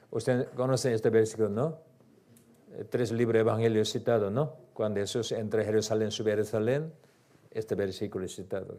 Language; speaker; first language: Spanish; non-native, learner; Korean